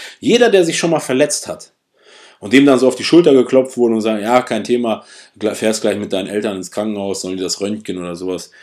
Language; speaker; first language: German; early bilingual, other home language; Russian